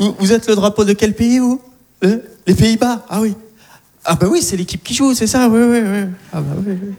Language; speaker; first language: French; early bilingual, other home language; Arabic